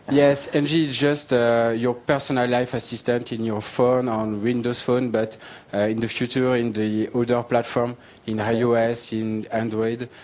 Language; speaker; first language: English; non-native, learner; French